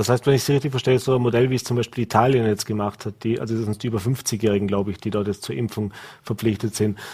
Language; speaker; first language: German; native; German